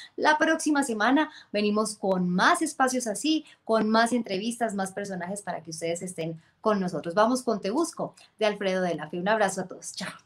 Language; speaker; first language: Spanish; native; Spanish